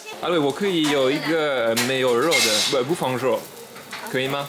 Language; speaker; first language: Chinese; non-native, learner; French